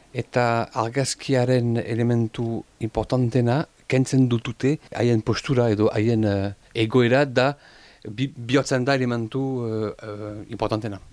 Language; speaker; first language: Basque; non-native, local second language; French